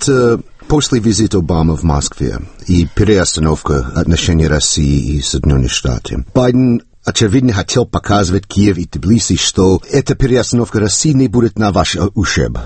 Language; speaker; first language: Russian; non-native, fluent; English